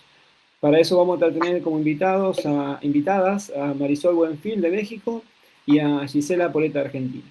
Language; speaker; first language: Spanish; native; Spanish